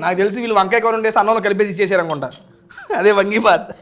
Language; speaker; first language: Telugu; native; Telugu